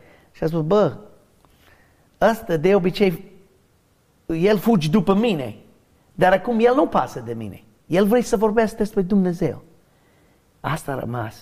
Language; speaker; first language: Romanian; early bilingual, heritage; Romanian